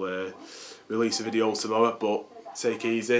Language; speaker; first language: French; non-native, learner; English